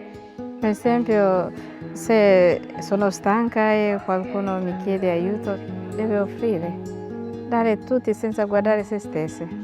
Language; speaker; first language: Italian; non-native, learner; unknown